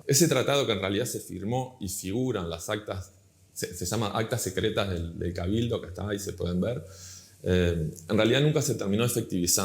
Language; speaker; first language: Spanish; native; Spanish